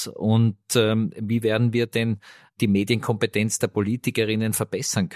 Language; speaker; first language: German; native; German